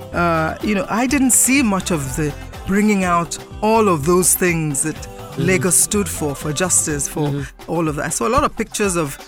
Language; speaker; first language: English; non-native, local second language; Yoruba